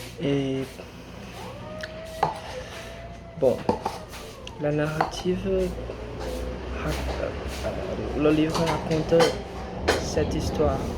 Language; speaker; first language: French; non-native, learner; Portuguese